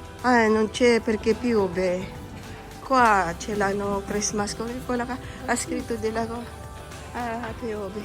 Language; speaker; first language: Italian; non-native, learner; Filipino